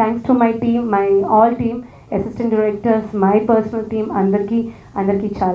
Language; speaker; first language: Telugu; non-native, fluent; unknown